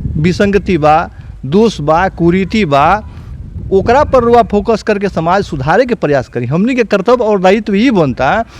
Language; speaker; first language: Bhojpuri; native; Bhojpuri